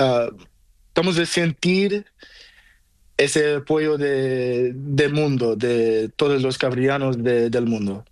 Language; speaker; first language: Spanish; non-native, learner; Portuguese